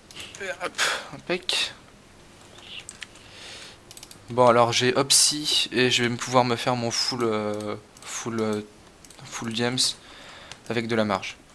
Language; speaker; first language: French; native; French